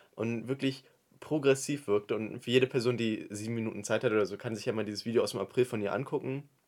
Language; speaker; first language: German; native; German